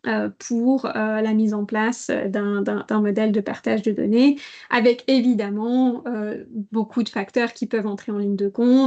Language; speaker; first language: French; native; French